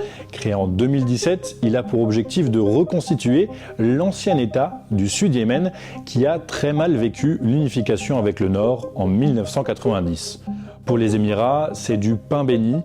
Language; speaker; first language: French; native; French